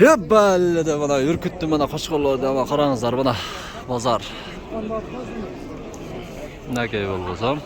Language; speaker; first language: Kyrgyz; non-native, local second language; Uzbek